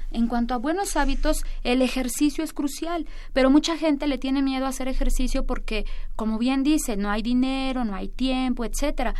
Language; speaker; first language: Spanish; native; Spanish